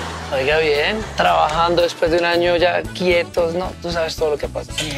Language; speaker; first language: Spanish; native; Spanish